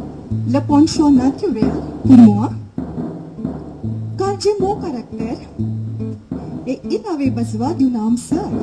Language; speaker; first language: French; non-native, learner; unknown